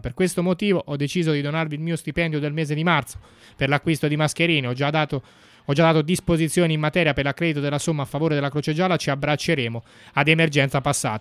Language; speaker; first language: Italian; native; Italian